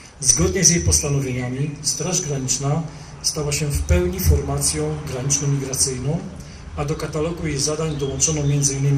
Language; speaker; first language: Polish; native; Polish